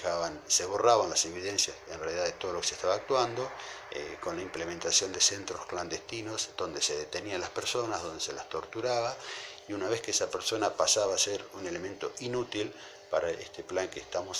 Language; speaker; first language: Spanish; native; Spanish